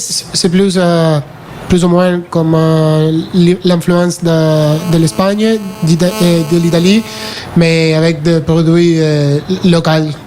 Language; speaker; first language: French; non-native, fluent; Spanish